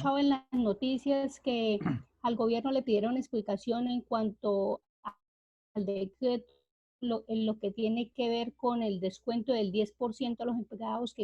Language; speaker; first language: Spanish; native; Spanish